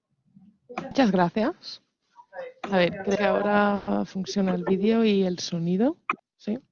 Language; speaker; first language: Spanish; non-native, fluent; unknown